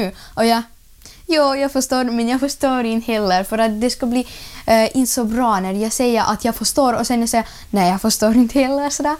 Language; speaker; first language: Swedish; non-native, learner; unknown